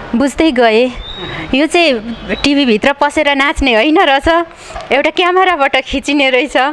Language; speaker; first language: Nepali; native; Nepali